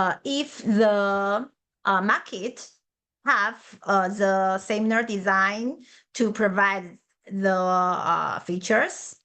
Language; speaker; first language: English; non-native, learner; Chinese